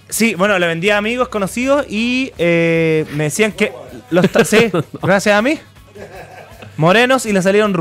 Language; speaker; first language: Spanish; native; Spanish